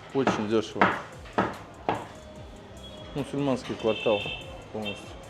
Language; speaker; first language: Russian; native; Russian